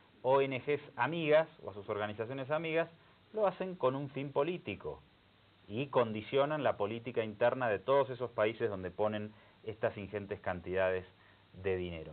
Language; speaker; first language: Spanish; native; Spanish